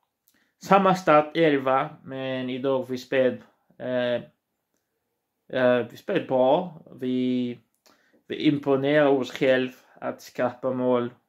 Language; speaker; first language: Swedish; non-native, learner; Portuguese